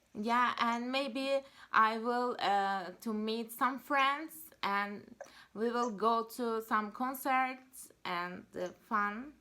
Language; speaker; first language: English; non-native, learner; Turkish